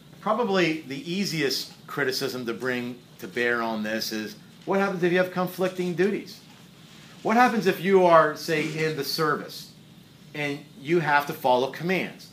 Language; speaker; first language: English; native; English